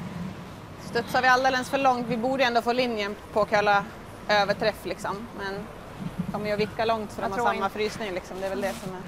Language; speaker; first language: Swedish; native; Swedish